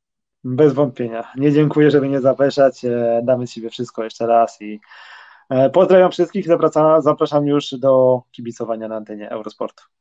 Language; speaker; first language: Polish; native; Polish